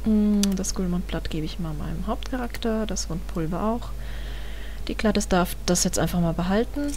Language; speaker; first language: German; native; German